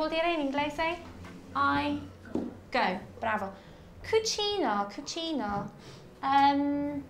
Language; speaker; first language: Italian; non-native, fluent; English